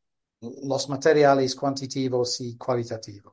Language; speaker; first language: Spanish; non-native, fluent; English